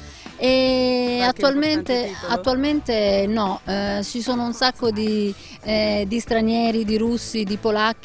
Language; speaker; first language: Italian; native; Italian